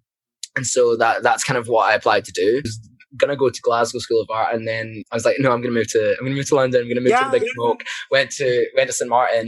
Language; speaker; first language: English; native; English